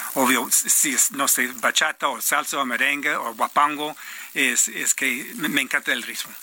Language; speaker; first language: Spanish; non-native, fluent; English